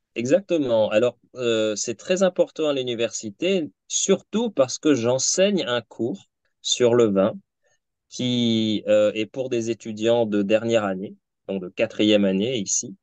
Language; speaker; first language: French; native; French